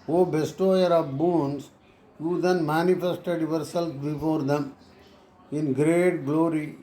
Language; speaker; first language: English; non-native, local second language; Tamil